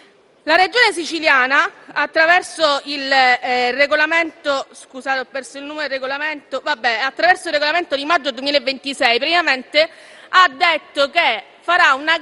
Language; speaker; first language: Italian; native; Italian